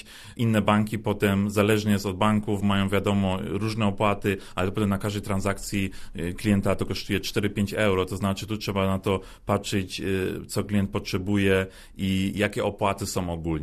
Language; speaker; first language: Polish; early bilingual, other home language; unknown